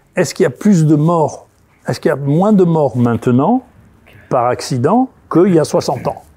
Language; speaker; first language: French; native; French